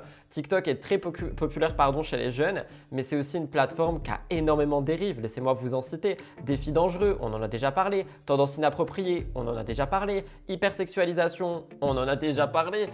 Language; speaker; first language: French; native; French